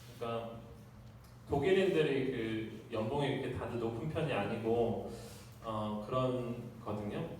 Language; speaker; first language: Korean; native; Korean